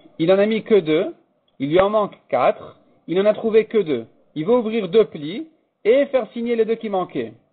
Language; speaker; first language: French; native; French